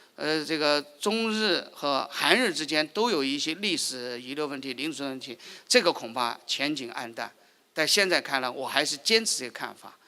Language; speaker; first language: Chinese; native; Chinese